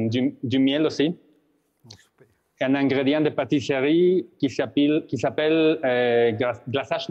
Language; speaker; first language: French; non-native, fluent; Spanish